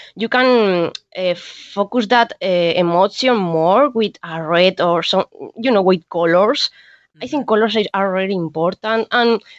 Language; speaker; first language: English; non-native, learner; Spanish